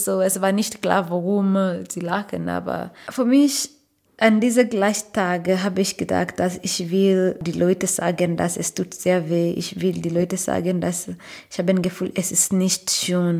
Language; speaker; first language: German; non-native, learner; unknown